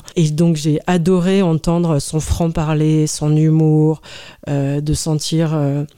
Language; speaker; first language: French; native; French